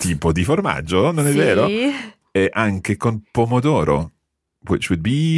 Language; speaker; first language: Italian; non-native, fluent; English